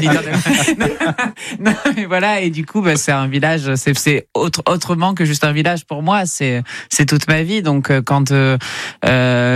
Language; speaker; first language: French; native; French